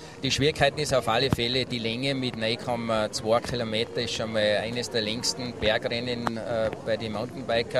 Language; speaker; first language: German; native; German